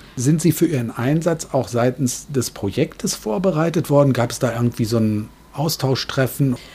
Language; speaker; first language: German; native; German